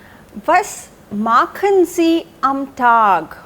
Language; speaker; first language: German; non-native, fluent; Hindi